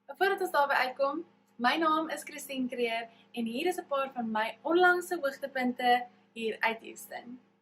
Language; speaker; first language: Afrikaans; native; Afrikaans